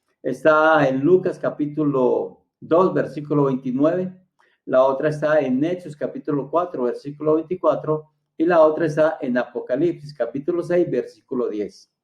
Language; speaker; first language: Spanish; native; Spanish